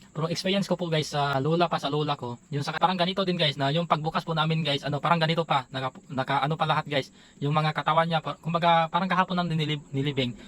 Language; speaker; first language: Filipino; non-native, local second language; Cebuano